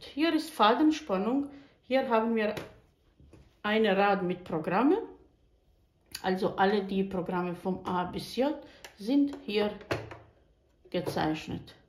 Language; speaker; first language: German; non-native, fluent; Bosnian